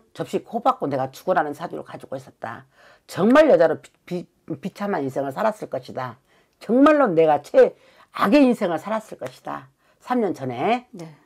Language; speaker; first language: Korean; native; Korean